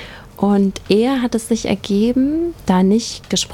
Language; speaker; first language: German; native; German